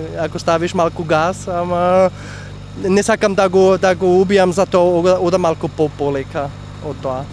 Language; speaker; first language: Macedonian; non-native, learner; German